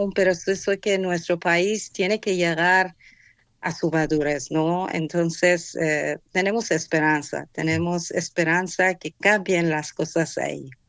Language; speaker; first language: Spanish; non-native, fluent; Persian